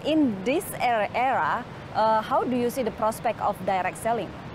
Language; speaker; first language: English; non-native, fluent; Indonesian